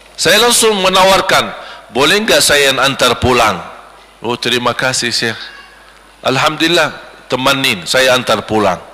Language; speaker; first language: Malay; non-native, fluent; Arabic